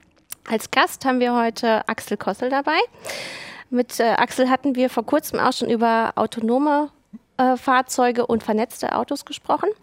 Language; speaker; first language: German; native; German